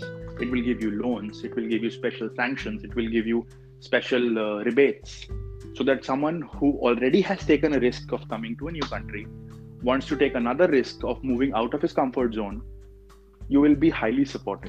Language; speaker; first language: English; non-native, local second language; Hindi